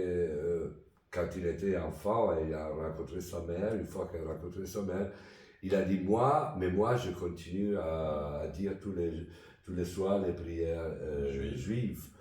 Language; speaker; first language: French; non-native, fluent; Italian